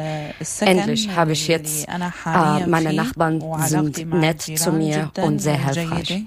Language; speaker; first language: German; non-native, learner; Arabic